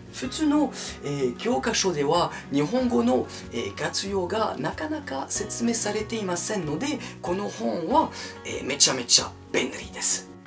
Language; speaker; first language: Japanese; non-native, fluent; French